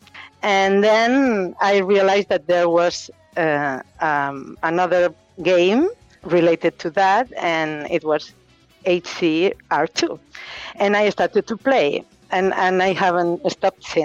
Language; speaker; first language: English; non-native, fluent; Catalan